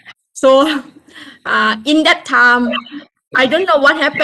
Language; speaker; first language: English; non-native, learner; Thai